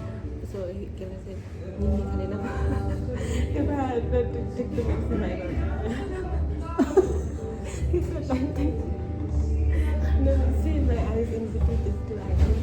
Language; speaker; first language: English; non-native, learner; Tibetan